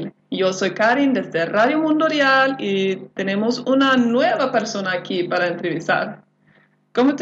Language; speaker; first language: Spanish; non-native, learner; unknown